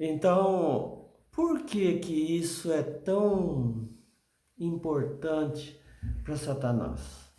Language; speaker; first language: Portuguese; native; Portuguese